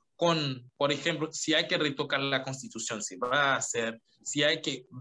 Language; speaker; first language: Spanish; non-native, fluent; Haitian Creole